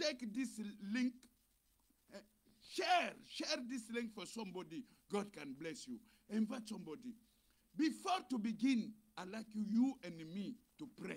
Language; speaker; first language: English; non-native, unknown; Lingala